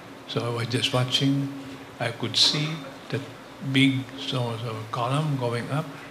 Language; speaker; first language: English; non-native, local second language; Filipino